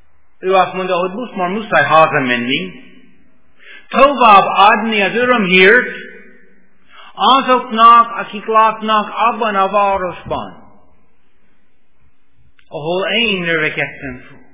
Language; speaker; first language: Hungarian; non-native, fluent; English